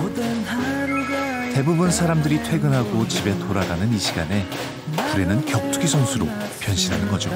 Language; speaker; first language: Korean; native; Korean